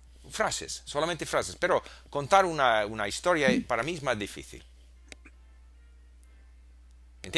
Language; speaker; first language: Spanish; non-native, fluent; English